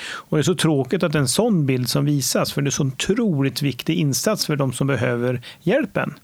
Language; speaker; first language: Swedish; native; Swedish